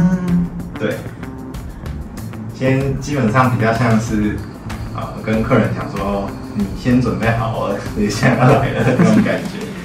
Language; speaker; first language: Chinese; native; Chinese